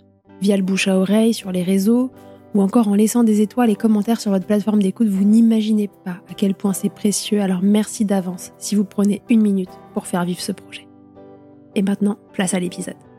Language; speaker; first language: French; native; French